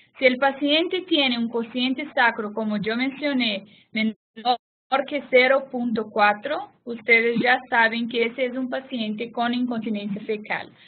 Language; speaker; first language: Spanish; non-native, fluent; Portuguese